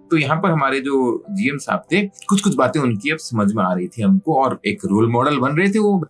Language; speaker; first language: Hindi; native; Hindi